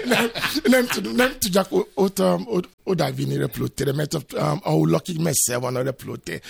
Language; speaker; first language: Hungarian; non-native, fluent; Yoruba